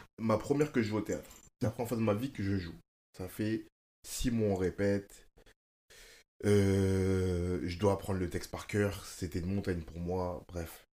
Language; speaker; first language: French; native; French